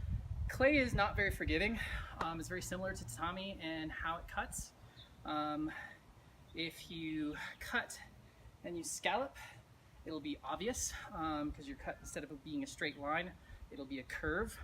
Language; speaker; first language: English; native; English